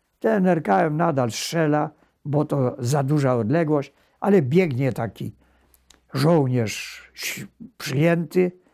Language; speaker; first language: Polish; native; Polish